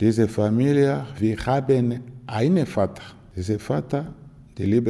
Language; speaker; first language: German; non-native, learner; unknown